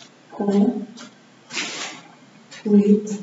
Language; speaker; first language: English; non-native, learner; Portuguese